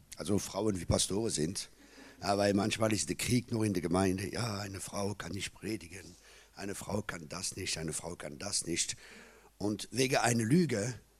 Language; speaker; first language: German; non-native, local second language; French